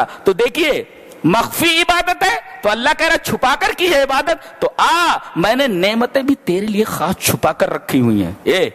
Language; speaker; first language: Urdu; native; Urdu